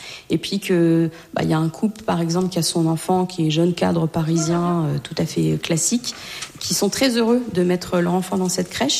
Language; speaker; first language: French; native; French